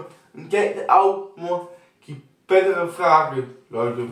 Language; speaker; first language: German; non-native, local second language; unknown